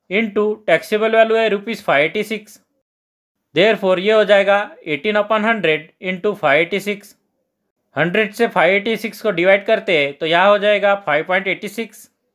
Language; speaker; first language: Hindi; non-native, local second language; Marathi